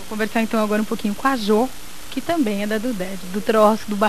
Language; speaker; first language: Portuguese; native; Portuguese